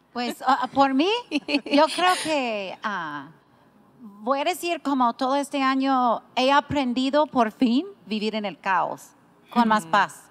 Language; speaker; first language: Spanish; non-native, fluent; English